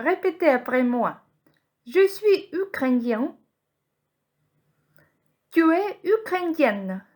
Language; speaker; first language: French; non-native, fluent; Ukrainian